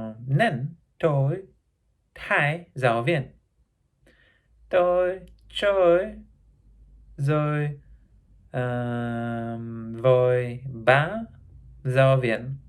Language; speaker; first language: Vietnamese; non-native, learner; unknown